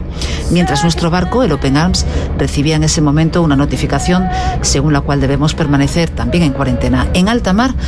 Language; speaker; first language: Spanish; native; Spanish